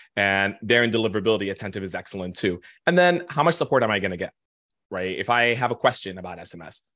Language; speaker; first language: English; non-native, fluent; Arabic